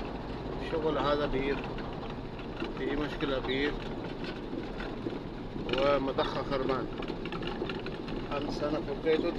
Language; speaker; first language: Arabic; non-native, fluent; Urdu